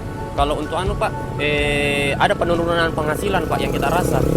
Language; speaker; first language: Indonesian; native; Indonesian